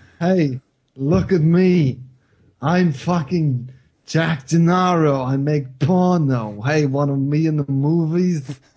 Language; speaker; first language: English; non-native, fluent; Icelandic